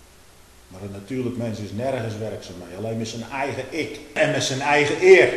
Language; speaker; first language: Dutch; native; Dutch